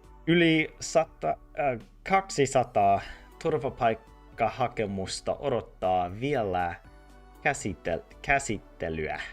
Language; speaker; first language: Finnish; non-native, learner; English